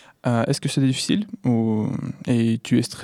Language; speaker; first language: French; non-native, learner; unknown